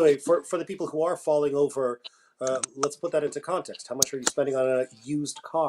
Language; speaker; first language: English; native; English